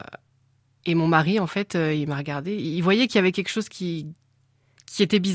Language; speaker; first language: French; native; French